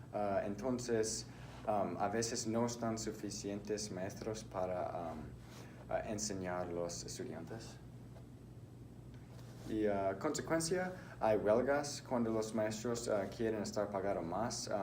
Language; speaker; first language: Spanish; non-native, learner; English